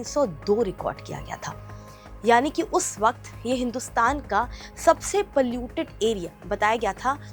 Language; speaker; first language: Hindi; native; Hindi